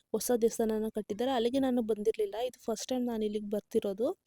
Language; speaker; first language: Kannada; native; Kannada